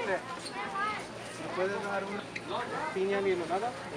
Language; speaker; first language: Spanish; early bilingual, heritage; Spanish